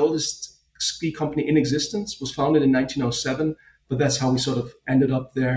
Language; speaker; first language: English; non-native, fluent; German